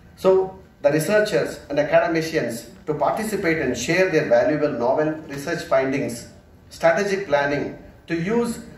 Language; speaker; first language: English; non-native, local second language; Kannada